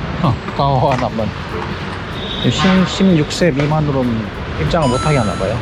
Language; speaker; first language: Korean; native; Korean